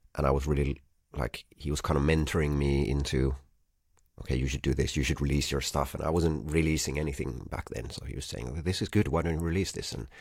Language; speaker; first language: English; non-native, fluent; Finnish